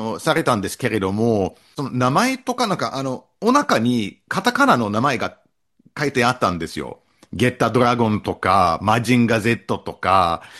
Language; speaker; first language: Japanese; non-native, fluent; English